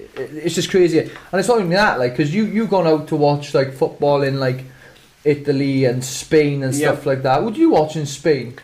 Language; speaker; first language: English; native; English